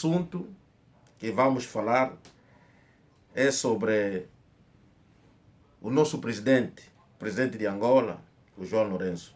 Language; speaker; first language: Portuguese; non-native, local second language; Kongo